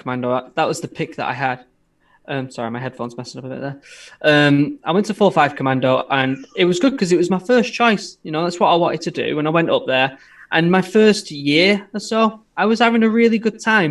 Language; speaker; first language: English; native; English